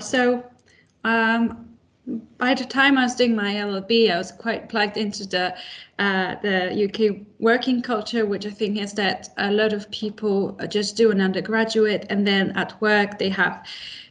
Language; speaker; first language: English; non-native, fluent; Polish